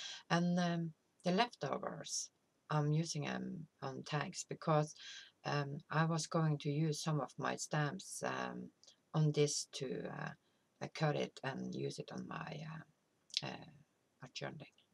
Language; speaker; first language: English; non-native, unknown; Norwegian